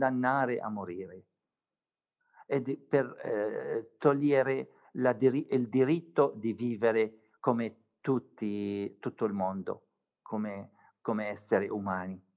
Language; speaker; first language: Italian; non-native, fluent; Arabic